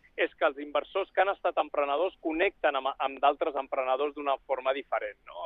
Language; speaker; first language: Catalan; native; Catalan